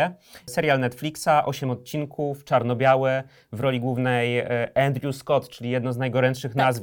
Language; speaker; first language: Polish; native; Polish